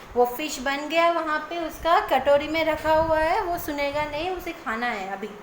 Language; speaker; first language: Hindi; non-native, local second language; Bangla